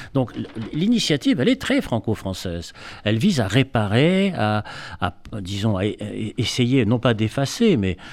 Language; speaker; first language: French; native; French